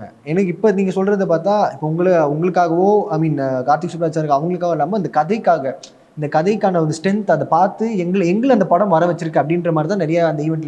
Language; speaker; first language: Tamil; native; Tamil